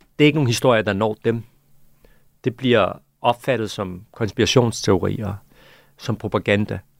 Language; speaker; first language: Danish; early bilingual, other home language; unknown